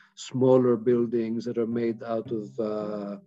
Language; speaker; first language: English; non-native, fluent; Greek